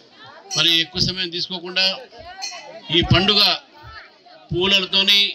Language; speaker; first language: Telugu; native; Telugu